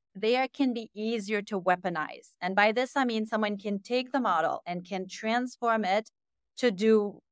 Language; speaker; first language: English; native; English